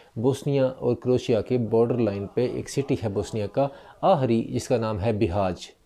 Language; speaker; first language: Urdu; non-native, local second language; Punjabi